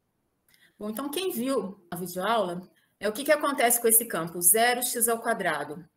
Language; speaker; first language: Portuguese; native; Portuguese